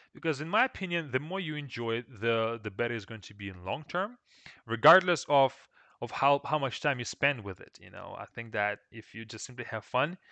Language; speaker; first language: English; non-native, fluent; Russian